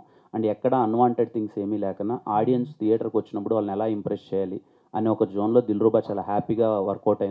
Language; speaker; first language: Telugu; native; Telugu